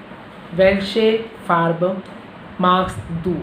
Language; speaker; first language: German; non-native, learner; Hindi